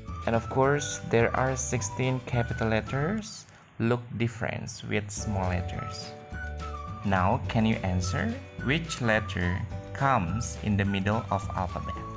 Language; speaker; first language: English; non-native, fluent; Indonesian